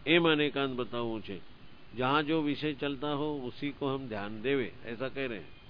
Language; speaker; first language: Hindi; non-native, local second language; Gujarati